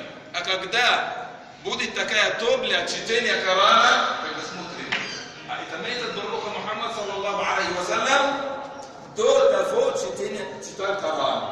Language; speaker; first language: Russian; non-native, fluent; Arabic